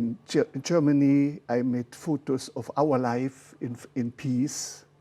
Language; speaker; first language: English; non-native, learner; German